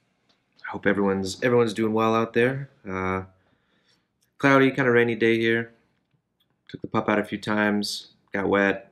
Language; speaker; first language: English; native; English